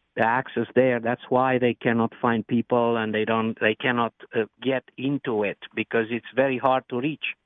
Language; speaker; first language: English; non-native, fluent; Romanian